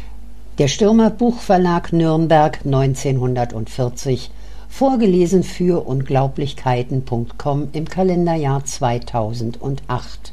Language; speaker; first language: German; native; German